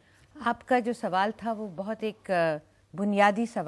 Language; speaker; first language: Urdu; native; Urdu